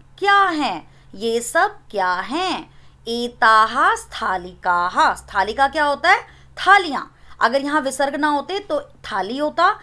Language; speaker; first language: Hindi; native; Hindi